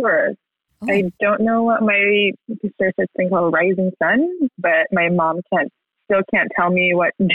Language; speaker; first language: English; non-native, local second language; Filipino